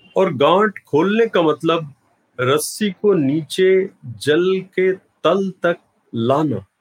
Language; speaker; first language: Hindi; non-native, local second language; Bhojpuri